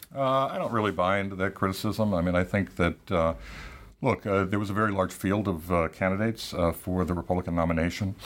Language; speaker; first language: English; native; English